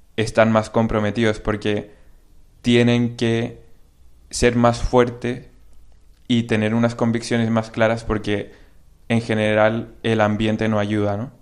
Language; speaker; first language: Spanish; native; Spanish